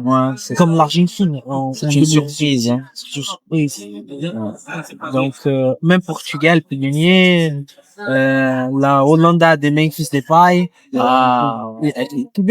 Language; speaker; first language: French; non-native, learner; Portuguese